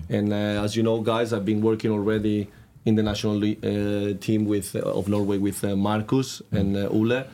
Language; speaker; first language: English; non-native, fluent; Spanish